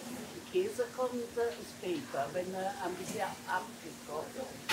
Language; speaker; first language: German; non-native, learner; Italian